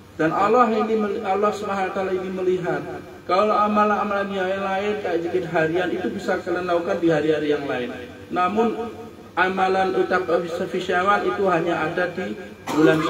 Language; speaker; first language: Indonesian; native; Indonesian